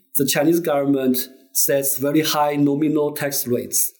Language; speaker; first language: English; non-native, fluent; Chinese